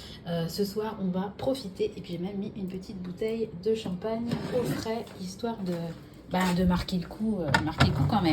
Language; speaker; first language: French; native; French